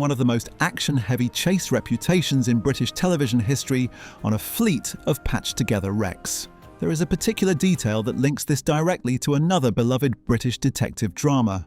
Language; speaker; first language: English; native; English